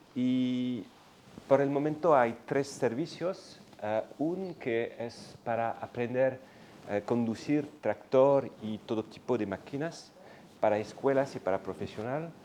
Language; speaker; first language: Spanish; non-native, learner; French